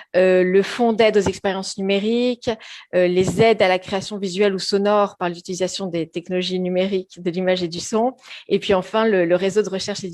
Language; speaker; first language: French; native; French